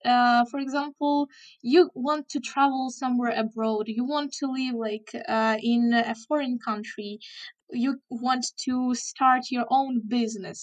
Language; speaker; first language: English; non-native, fluent; Ukrainian